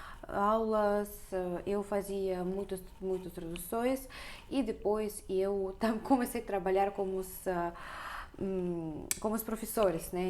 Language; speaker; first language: Portuguese; non-native, fluent; Russian